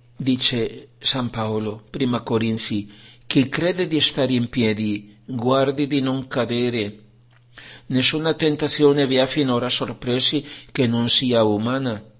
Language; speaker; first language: Italian; non-native, fluent; Spanish